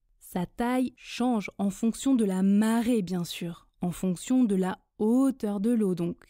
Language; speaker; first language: French; native; French